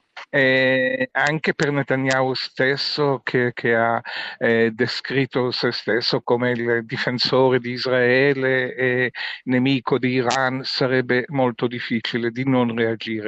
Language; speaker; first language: Italian; non-native, fluent; Hebrew